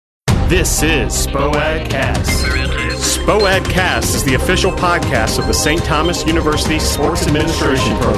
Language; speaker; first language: English; native; English